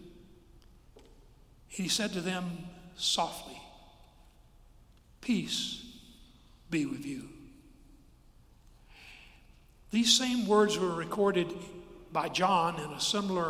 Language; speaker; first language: English; native; English